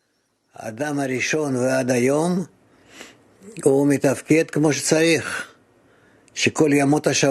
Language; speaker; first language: Hebrew; non-native, fluent; Russian